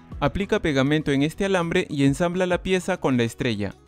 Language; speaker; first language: Spanish; native; Spanish